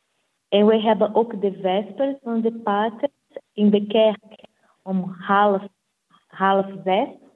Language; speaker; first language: Dutch; non-native, fluent; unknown